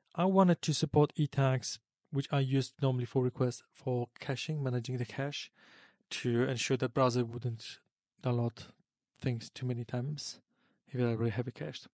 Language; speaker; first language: English; non-native, fluent; Polish